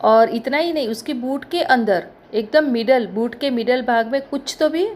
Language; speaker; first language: Hindi; non-native, local second language; Marathi